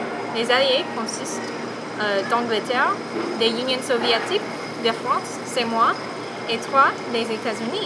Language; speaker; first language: French; non-native, learner; English